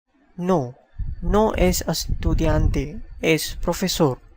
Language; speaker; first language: Spanish; non-native, fluent; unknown